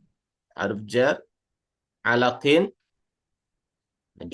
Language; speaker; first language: Arabic; non-native, fluent; Indonesian